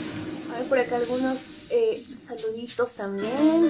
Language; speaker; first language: Spanish; native; Spanish